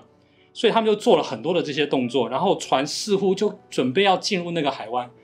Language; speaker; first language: Chinese; native; Chinese